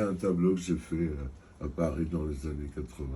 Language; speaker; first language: French; non-native, fluent; Georgian